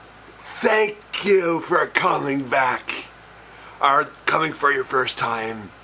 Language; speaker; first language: English; native; English